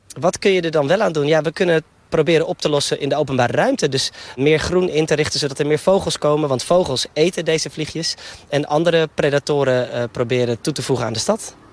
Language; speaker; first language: Dutch; native; Dutch